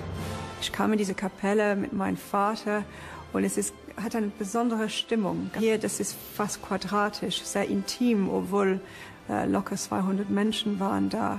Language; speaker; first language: German; non-native, fluent; English